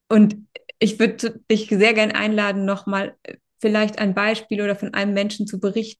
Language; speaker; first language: German; native; German